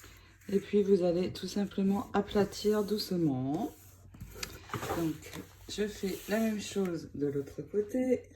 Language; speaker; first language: French; native; French